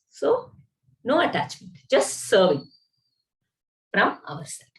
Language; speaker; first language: English; non-native, local second language; Kannada